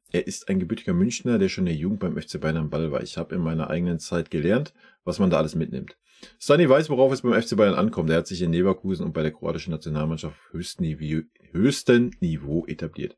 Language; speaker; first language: German; native; German